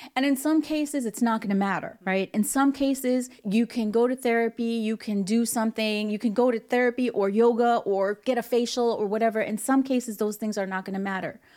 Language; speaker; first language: English; native; English